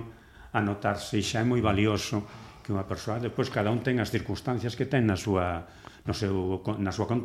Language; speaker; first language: Galician; native; Galician